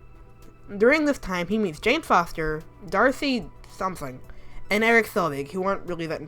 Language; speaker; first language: English; native; English